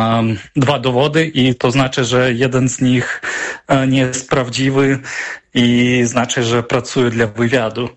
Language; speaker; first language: Polish; non-native, fluent; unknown